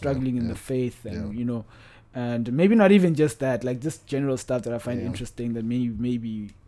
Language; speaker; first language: English; non-native, local second language; Northern Sotho